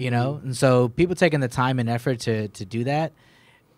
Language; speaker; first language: English; native; English